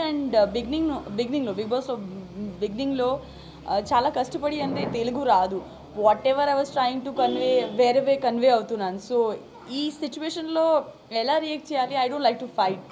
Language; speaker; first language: Telugu; non-native, learner; Gujarati